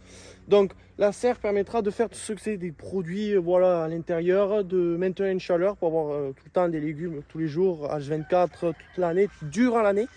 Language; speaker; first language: French; native; French